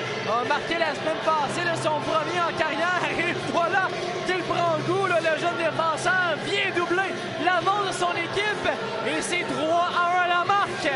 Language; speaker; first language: French; native; French